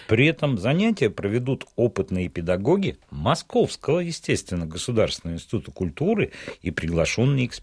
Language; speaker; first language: Russian; native; Russian